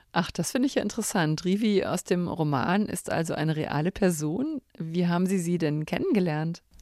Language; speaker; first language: German; native; German